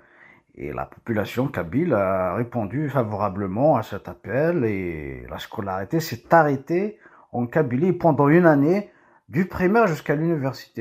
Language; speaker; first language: French; non-native, local second language; Kabyle